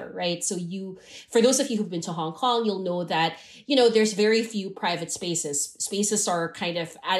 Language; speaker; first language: English; non-native, local second language; Filipino